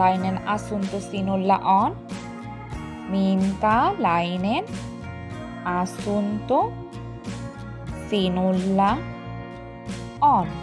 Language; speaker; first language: Finnish; non-native, learner; Bangla